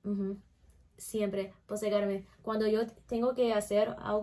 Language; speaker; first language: Spanish; non-native, learner; English